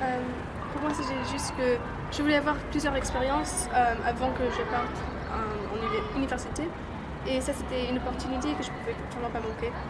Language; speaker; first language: French; non-native, fluent; English